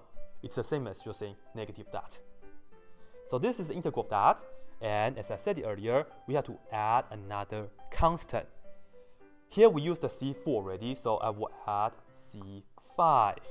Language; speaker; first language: English; non-native, fluent; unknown